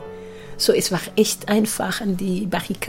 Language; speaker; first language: German; non-native, fluent; Kinyarwanda